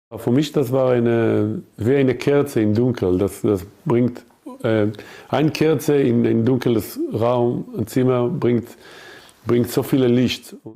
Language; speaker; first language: German; non-native, learner; Hebrew